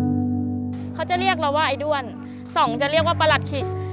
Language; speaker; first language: Thai; native; Thai